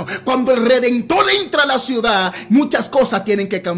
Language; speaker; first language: Spanish; native; Spanish